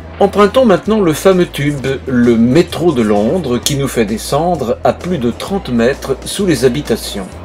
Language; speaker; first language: French; native; French